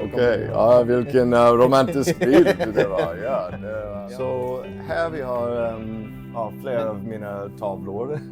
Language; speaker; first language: Swedish; non-native, fluent; English